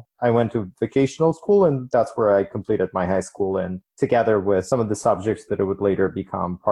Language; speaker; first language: English; non-native, fluent; Ukrainian